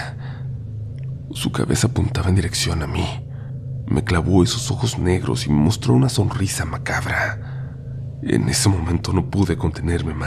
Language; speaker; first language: Spanish; native; Spanish